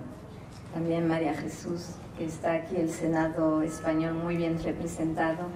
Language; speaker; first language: Spanish; early bilingual, heritage; Spanish